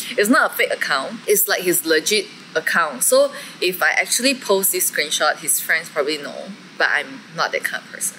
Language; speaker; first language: English; non-native, local second language; Chinese